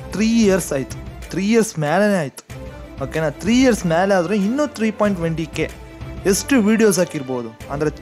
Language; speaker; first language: Kannada; non-native, local second language; Tamil